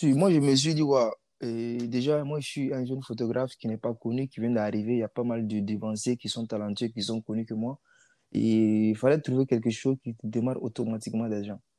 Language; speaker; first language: French; non-native, local second language; Mossi